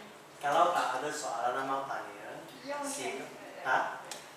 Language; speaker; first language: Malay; non-native, local second language; Chinese